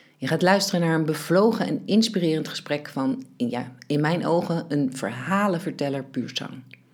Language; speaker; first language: Dutch; native; Dutch